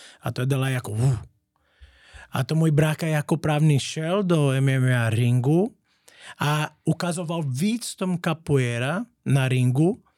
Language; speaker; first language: Czech; non-native, learner; Portuguese